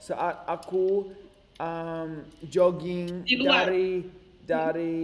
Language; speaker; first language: Indonesian; non-native, learner; English